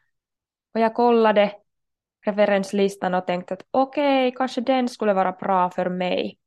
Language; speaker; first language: Swedish; non-native, local second language; Finnish